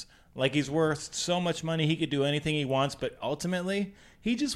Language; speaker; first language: English; native; English